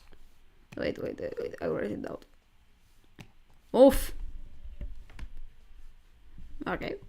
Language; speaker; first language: English; non-native, fluent; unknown